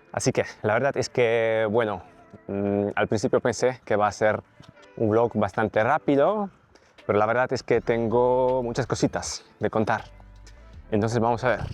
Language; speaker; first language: Spanish; non-native, fluent; Polish